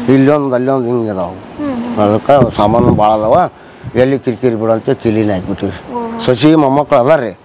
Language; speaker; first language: Kannada; native; Kannada